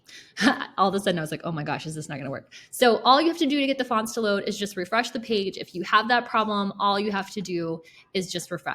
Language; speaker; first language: English; native; English